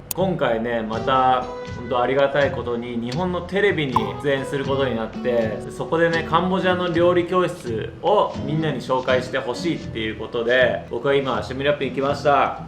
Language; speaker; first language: Japanese; native; Japanese